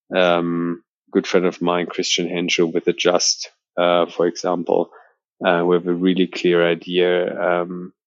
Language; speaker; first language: English; non-native, fluent; German